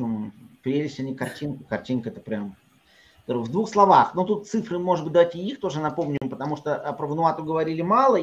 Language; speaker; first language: Russian; native; Russian